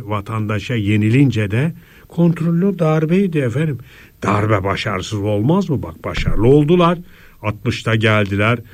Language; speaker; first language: Turkish; native; Turkish